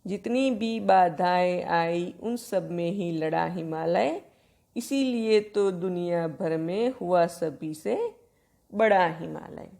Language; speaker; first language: Hindi; non-native, local second language; Gujarati